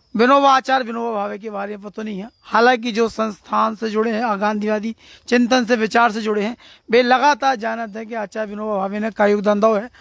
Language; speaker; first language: Hindi; native; Hindi